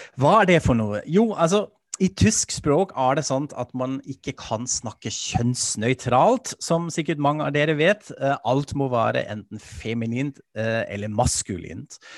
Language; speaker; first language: Norwegian; non-native, fluent; German